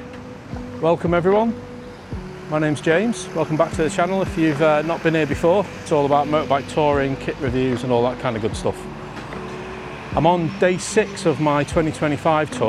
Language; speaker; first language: English; native; English